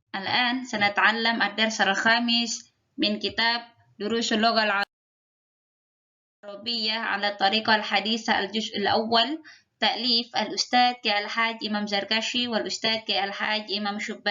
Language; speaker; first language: Arabic; non-native, fluent; Indonesian